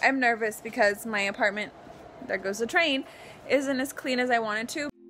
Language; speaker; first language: English; early bilingual, other home language; Spanish